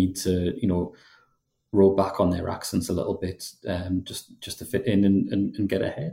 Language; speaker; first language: English; native; English